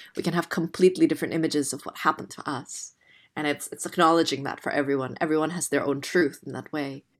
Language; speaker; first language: English; non-native, fluent; Indonesian